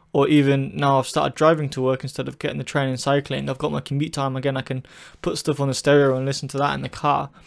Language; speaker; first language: English; native; English